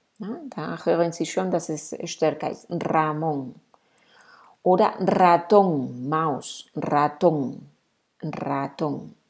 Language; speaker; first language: German; non-native, fluent; Spanish